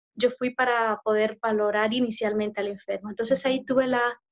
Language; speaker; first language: Spanish; native; Spanish